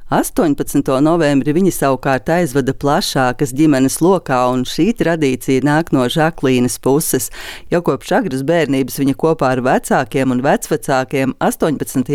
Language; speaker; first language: Latvian; native; Latvian